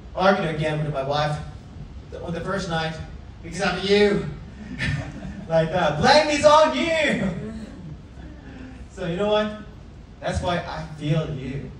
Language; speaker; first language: English; non-native, fluent; Korean